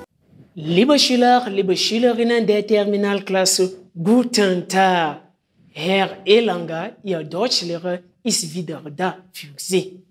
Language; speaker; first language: German; non-native, fluent; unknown